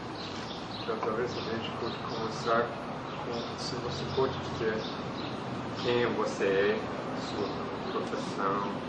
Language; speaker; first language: Portuguese; non-native, fluent; English